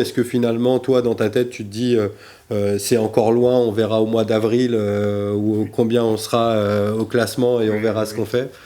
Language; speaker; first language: French; native; French